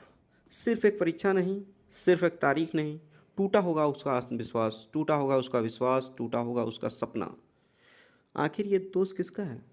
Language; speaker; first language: Hindi; native; Hindi